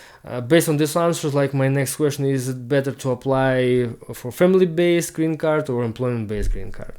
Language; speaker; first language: English; non-native, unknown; Ukrainian